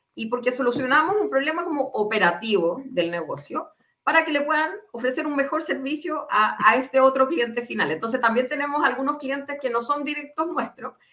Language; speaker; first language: Spanish; native; Spanish